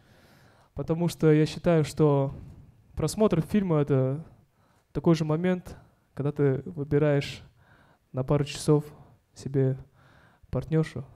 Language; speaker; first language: Russian; non-native, local second language; Kazakh